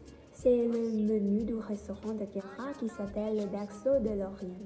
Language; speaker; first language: French; non-native, learner; Thai